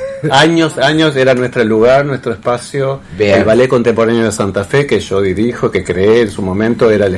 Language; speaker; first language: Spanish; native; Spanish